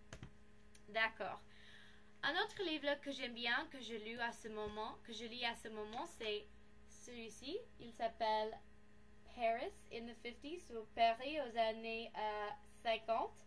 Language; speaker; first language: French; non-native, learner; English